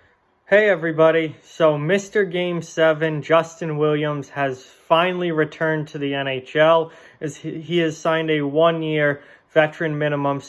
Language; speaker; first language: English; native; English